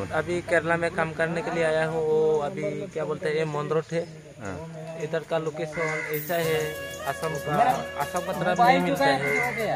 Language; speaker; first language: Hindi; non-native, local second language; Assamese